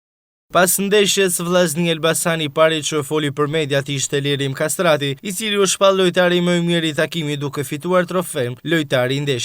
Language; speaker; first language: Albanian; native; Albanian